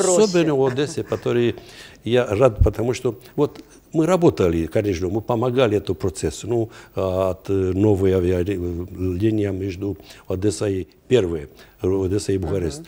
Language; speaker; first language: Russian; non-native, fluent; Romanian